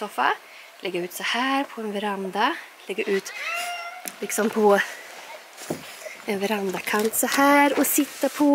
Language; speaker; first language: Swedish; native; Swedish